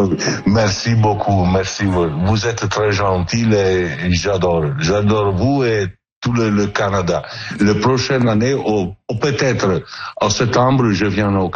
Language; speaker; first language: French; non-native, learner; Italian